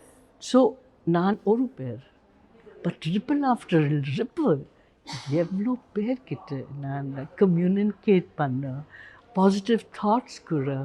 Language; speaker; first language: Tamil; non-native, learner; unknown